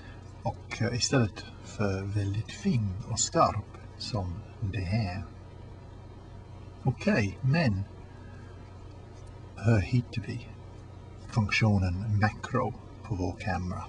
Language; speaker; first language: Swedish; non-native, learner; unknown